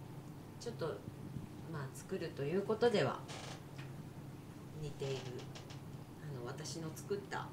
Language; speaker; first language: Japanese; native; Japanese